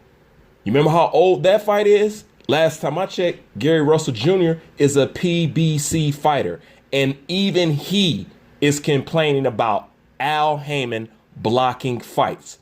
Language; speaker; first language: English; native; English